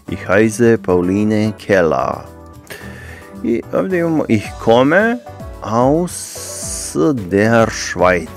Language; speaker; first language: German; non-native, fluent; Serbian